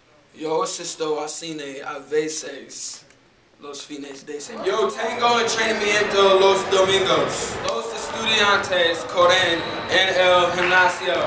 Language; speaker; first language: Spanish; non-native, learner; English